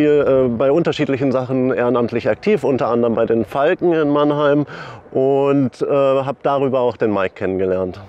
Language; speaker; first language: German; native; German